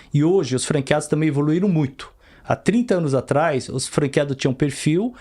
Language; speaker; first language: Portuguese; early bilingual, other home language; Korean